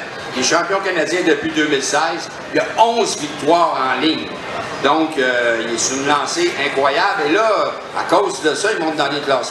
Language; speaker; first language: French; native; French